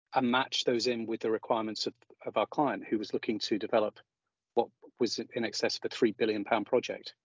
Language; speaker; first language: English; native; English